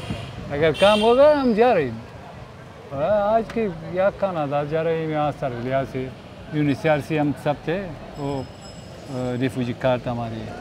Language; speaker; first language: Hindi; non-native, learner; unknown